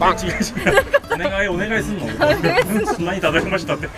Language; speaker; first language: Japanese; non-native, learner; Korean